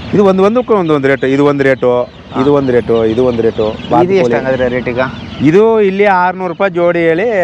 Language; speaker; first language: Kannada; non-native, local second language; Tamil